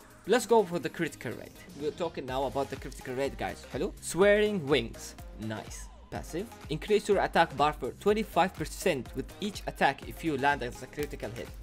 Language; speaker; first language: English; non-native, fluent; Arabic